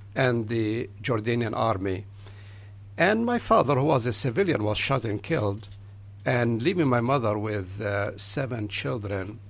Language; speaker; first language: English; non-native, fluent; Arabic